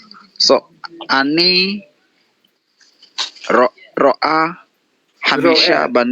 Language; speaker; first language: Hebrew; non-native, learner; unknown